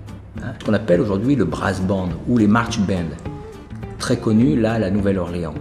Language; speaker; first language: French; native; French